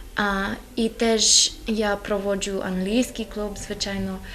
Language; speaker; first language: Ukrainian; non-native, learner; English